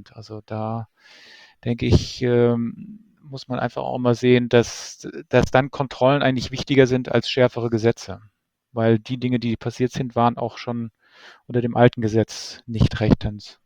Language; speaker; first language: German; native; German